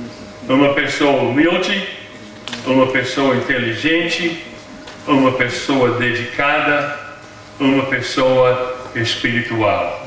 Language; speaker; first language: Portuguese; non-native, fluent; English